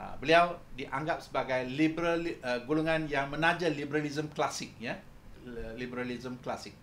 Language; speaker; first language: Malay; non-native, local second language; Tamil